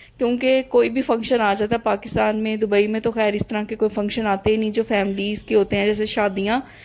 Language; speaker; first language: Urdu; native; Urdu